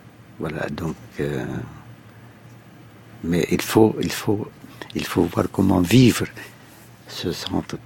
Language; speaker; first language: French; non-native, fluent; Arabic